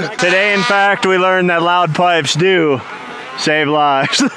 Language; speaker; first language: English; native; English